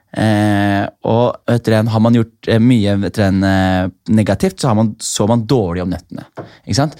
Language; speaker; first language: Norwegian; early bilingual, other home language; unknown